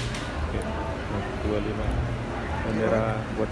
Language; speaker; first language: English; non-native, learner; Indonesian